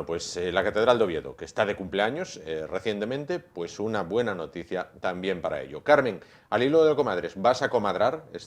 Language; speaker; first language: Spanish; native; Spanish